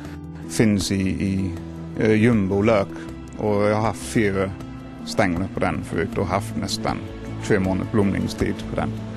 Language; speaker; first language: Swedish; non-native, fluent; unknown